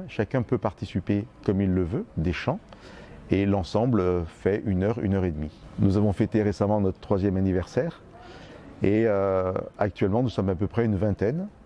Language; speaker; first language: French; native; French